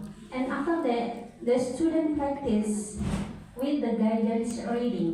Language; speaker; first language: English; non-native, learner; Indonesian